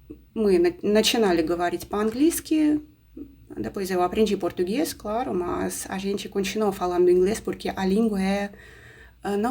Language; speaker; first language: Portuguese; non-native, fluent; Russian